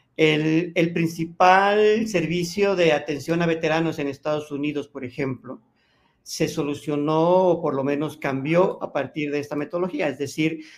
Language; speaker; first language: Spanish; native; Spanish